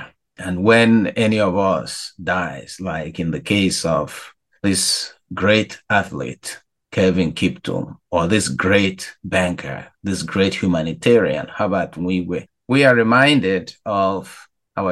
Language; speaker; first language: English; non-native, local second language; Igbo